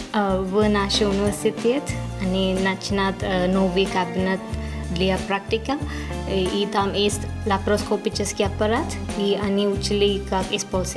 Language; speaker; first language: Russian; non-native, learner; Malayalam